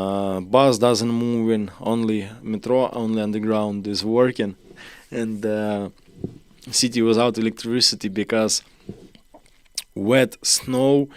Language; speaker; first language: English; non-native, learner; Ukrainian